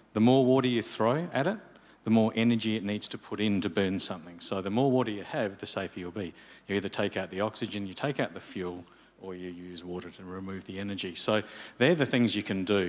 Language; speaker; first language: English; native; English